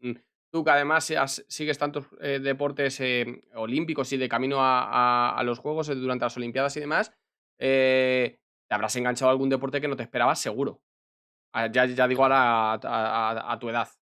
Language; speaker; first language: Spanish; native; Spanish